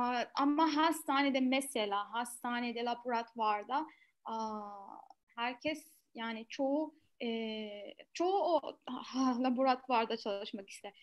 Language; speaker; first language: Turkish; non-native, fluent; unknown